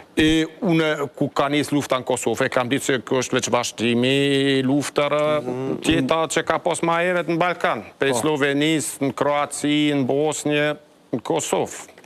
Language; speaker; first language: Albanian; non-native, fluent; German